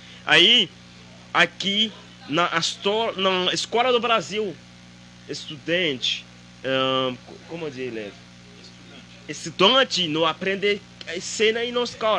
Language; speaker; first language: Portuguese; non-native, learner; Haitian Creole